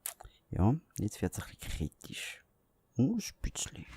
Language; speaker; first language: German; native; German